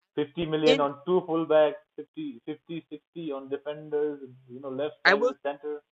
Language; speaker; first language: English; non-native, local second language; Nepali